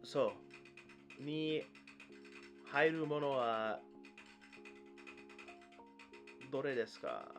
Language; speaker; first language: Japanese; non-native, learner; English